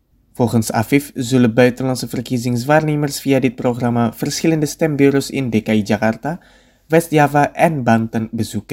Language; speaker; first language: Dutch; non-native, fluent; Indonesian